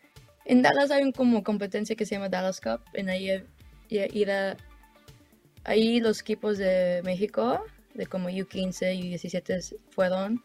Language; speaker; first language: Spanish; early bilingual, heritage; Spanish